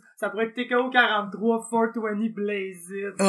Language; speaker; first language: French; native; French